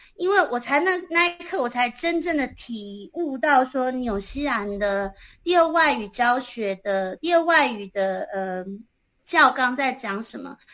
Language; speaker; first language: Chinese; native; Chinese